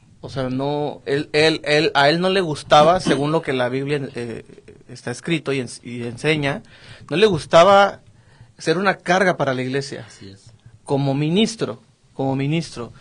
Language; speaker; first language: Spanish; native; Spanish